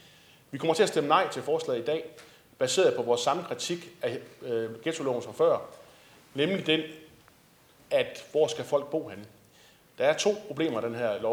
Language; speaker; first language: Danish; native; Danish